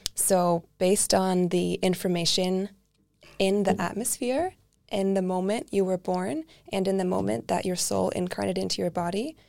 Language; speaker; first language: English; early bilingual, other home language; Icelandic